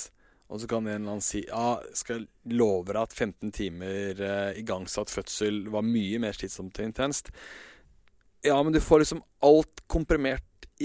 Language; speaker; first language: Norwegian; native; Norwegian